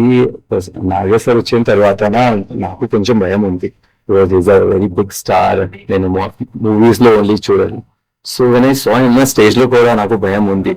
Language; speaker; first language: Telugu; non-native, learner; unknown